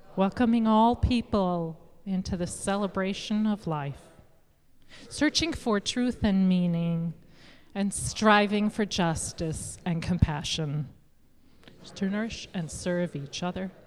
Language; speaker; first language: English; native; English